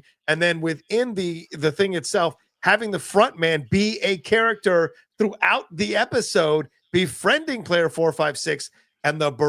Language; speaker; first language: English; native; English